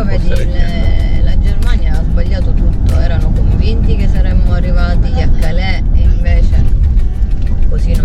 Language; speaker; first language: Italian; native; Italian